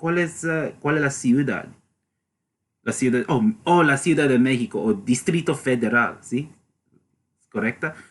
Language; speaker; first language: Spanish; non-native, learner; English